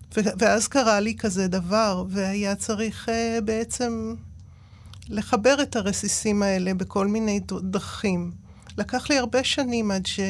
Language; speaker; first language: Hebrew; native; Hebrew